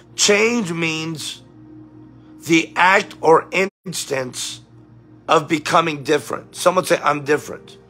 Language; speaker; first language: English; native; English